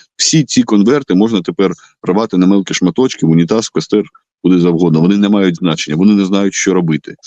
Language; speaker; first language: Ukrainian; non-native, local second language; Russian